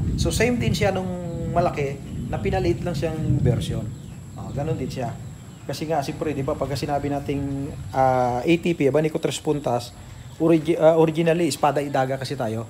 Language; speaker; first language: Filipino; non-native, local second language; Hiligaynon